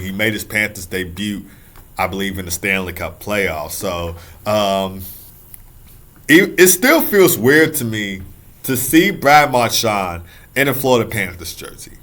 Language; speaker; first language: English; native; English